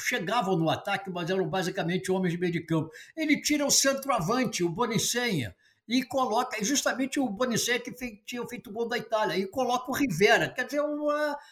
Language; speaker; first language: Portuguese; native; Portuguese